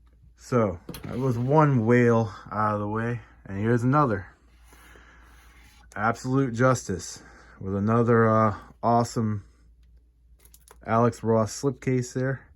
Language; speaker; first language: English; native; English